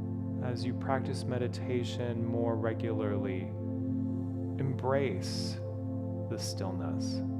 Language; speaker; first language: English; native; English